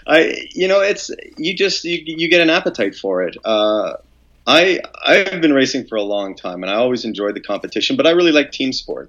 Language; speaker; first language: English; native; English